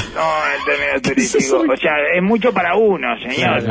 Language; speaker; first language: Spanish; native; Spanish